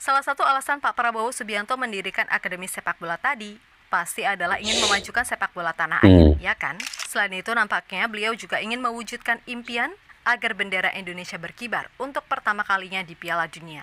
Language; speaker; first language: Indonesian; native; Indonesian